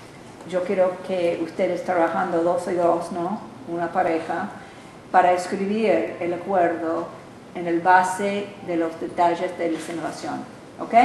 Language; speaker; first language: Spanish; non-native, learner; English